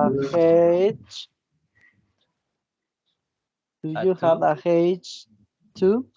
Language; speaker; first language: English; non-native, learner; Spanish